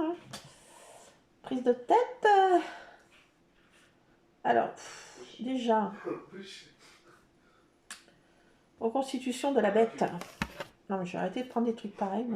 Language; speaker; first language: French; native; French